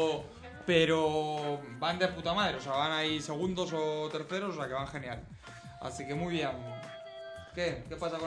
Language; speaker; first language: Spanish; native; Spanish